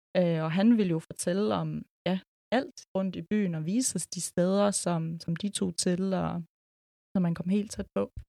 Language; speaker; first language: Danish; early bilingual, other home language; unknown